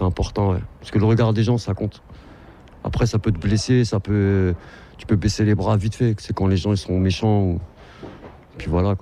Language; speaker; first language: French; native; French